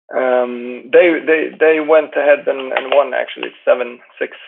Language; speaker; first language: English; non-native, fluent; Swedish